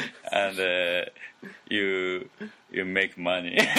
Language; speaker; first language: English; non-native, learner; Japanese